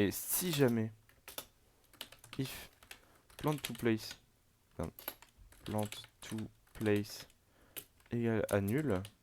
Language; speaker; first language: French; native; French